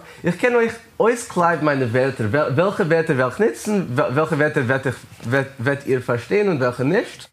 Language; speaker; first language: German; non-native, fluent; English